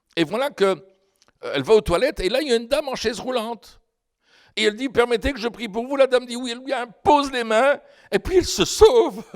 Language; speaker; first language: French; native; French